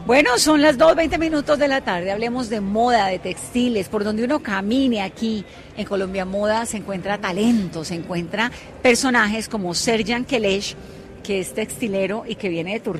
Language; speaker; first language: Spanish; native; Spanish